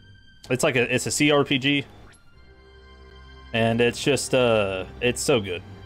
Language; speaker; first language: English; native; English